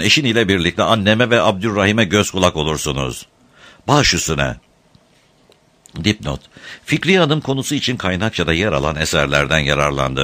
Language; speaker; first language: Turkish; native; Turkish